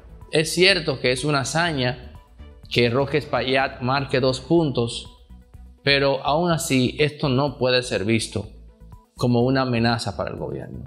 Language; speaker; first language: Spanish; native; Spanish